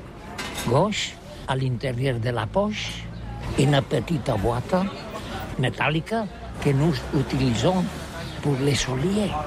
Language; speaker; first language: French; non-native, learner; Catalan